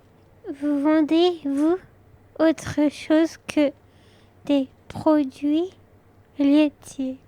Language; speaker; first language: French; non-native, learner; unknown